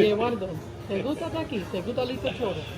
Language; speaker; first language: Spanish; non-native, learner; English